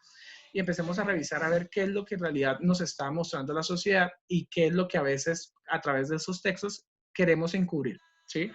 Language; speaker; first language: Spanish; native; Spanish